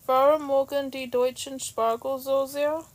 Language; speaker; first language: German; non-native, learner; English